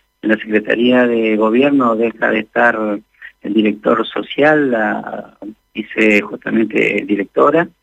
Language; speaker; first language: Spanish; native; Spanish